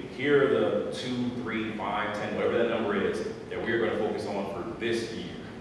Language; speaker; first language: English; native; English